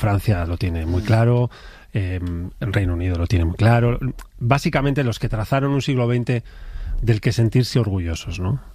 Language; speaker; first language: Spanish; native; Spanish